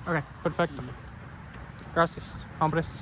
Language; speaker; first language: Spanish; non-native, learner; English